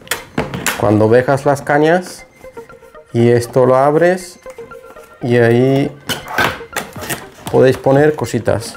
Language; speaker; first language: Spanish; non-native, fluent; Bulgarian